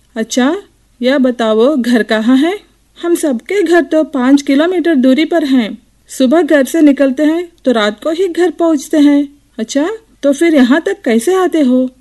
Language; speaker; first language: Hindi; non-native, local second language; Telugu